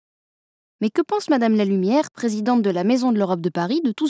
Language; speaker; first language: French; native; French